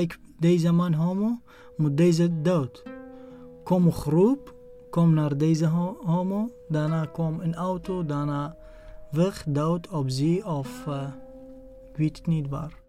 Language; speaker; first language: Dutch; non-native, learner; Arabic